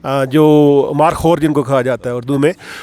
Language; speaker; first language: Urdu; native; Urdu